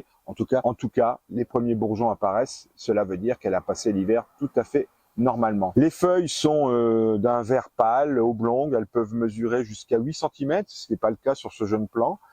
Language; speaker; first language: French; native; French